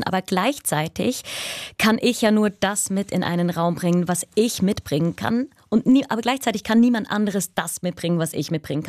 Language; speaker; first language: German; native; German